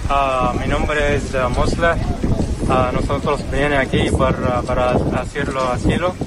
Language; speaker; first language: Spanish; non-native, learner; Arabic